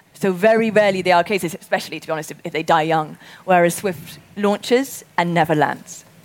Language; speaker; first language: English; native; English